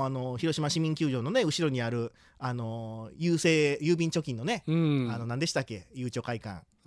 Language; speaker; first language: Japanese; native; Japanese